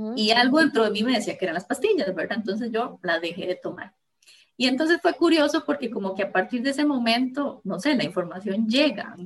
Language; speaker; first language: Spanish; native; Spanish